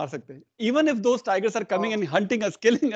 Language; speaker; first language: English; non-native, local second language; Hindi